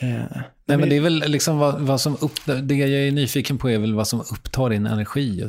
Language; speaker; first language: Swedish; native; Swedish